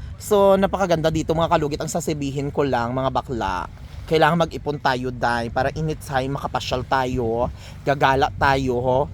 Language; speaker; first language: Filipino; non-native, local second language; Cebuano